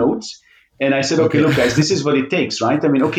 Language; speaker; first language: English; non-native, fluent; Hungarian